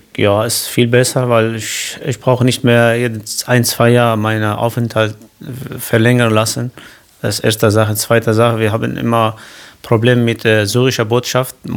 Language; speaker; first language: German; non-native, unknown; Kurdish